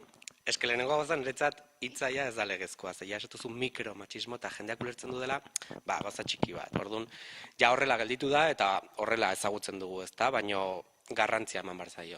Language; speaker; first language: Basque; non-native, local second language; Spanish